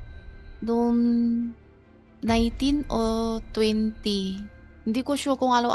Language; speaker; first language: Filipino; non-native, learner; Chinese